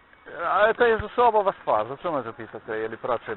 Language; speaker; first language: Polish; non-native, learner; Slovenian